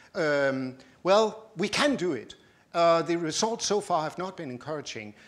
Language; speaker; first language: English; non-native, fluent; Danish